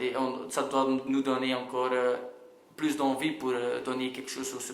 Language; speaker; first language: French; non-native, local second language; Dutch